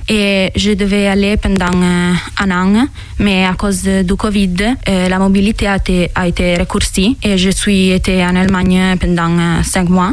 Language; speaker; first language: French; non-native, fluent; Italian